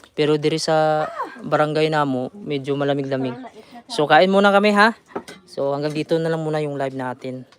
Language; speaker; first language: Filipino; non-native, local second language; Cebuano